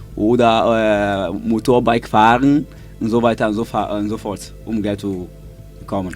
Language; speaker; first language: German; non-native, learner; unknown